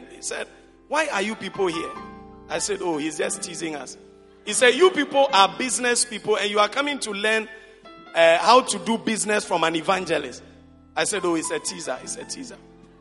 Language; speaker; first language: English; non-native, local second language; Akan